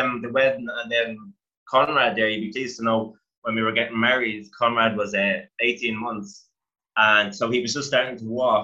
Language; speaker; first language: English; native; English